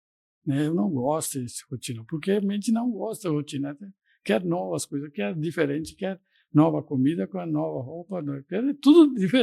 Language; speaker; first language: Portuguese; non-native, fluent; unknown